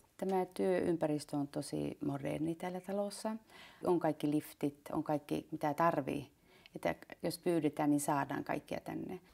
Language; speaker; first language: Finnish; early bilingual, heritage; Finnish